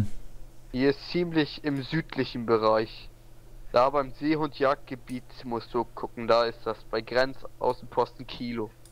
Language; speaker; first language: German; native; German